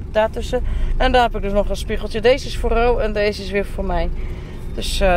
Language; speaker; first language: Dutch; native; Dutch